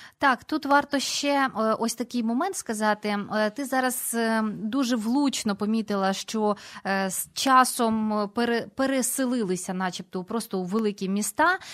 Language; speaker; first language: Ukrainian; native; Ukrainian